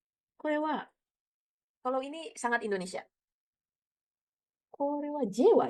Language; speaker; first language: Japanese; non-native, fluent; Indonesian